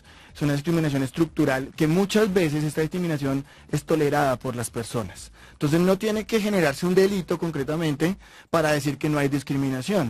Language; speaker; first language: Spanish; native; Spanish